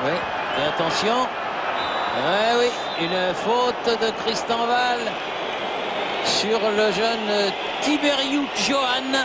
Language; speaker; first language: French; native; French